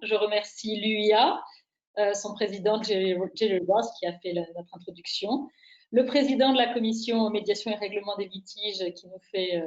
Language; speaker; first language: French; native; French